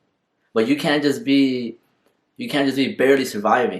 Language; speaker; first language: English; native; English